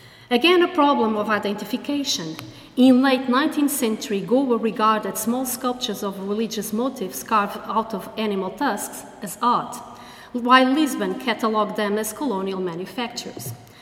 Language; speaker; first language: English; non-native, fluent; Portuguese